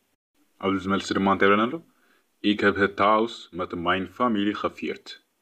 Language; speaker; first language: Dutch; non-native, fluent; Tigrinya